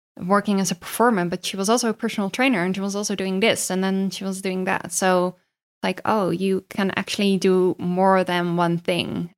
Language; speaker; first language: English; non-native, fluent; Dutch